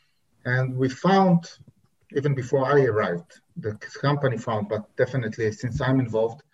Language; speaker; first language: English; non-native, fluent; Hebrew